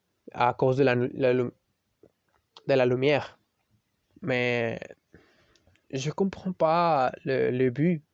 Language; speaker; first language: French; non-native, learner; Spanish